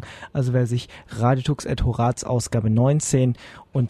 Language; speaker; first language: German; native; German